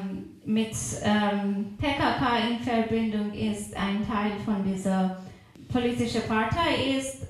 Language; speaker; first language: German; non-native, fluent; Persian